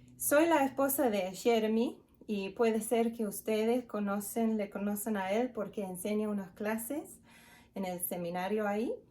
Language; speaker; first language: Spanish; non-native, fluent; English